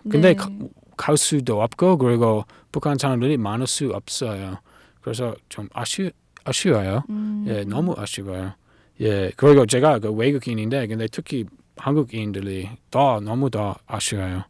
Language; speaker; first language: Korean; non-native, learner; English